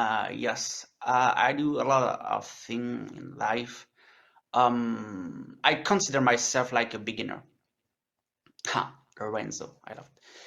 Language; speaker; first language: English; non-native, learner; French